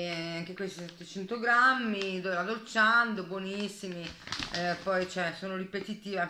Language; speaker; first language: Italian; native; Italian